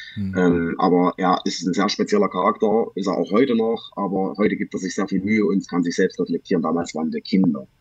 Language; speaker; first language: German; native; German